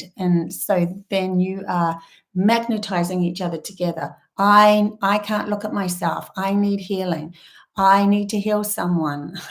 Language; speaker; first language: English; native; English